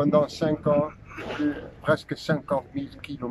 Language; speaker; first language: French; non-native, fluent; Dutch